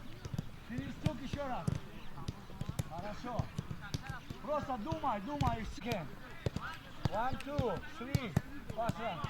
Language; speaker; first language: Russian; non-native, local second language; Tajik